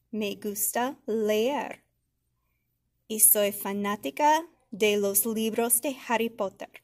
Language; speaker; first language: Spanish; non-native, fluent; English